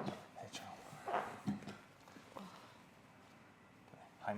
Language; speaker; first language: Chinese; non-native, learner; English